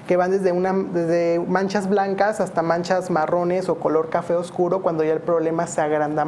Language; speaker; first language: Spanish; native; Spanish